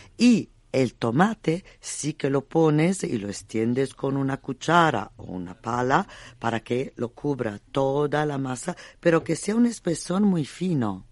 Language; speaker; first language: Spanish; non-native, fluent; Italian